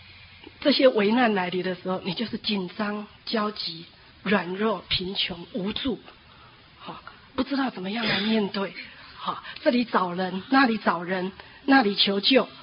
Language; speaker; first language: Chinese; native; Chinese